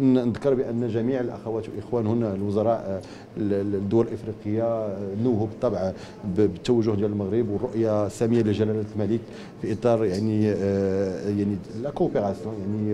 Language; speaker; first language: Arabic; native; Arabic